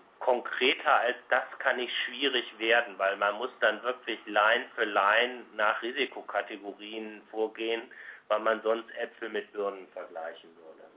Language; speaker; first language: German; native; German